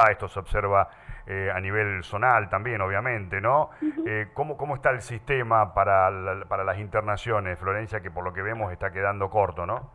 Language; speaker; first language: Spanish; native; Spanish